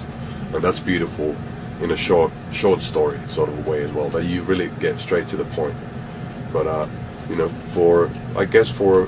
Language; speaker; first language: English; non-native, fluent; Finnish